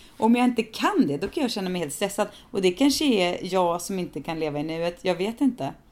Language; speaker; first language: Swedish; native; Swedish